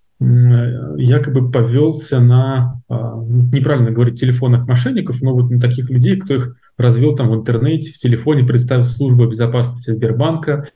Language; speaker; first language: Russian; native; Russian